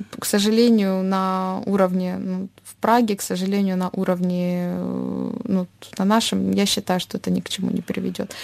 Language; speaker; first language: Russian; native; Russian